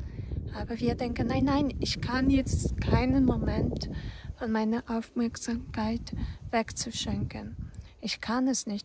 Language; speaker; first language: German; non-native, fluent; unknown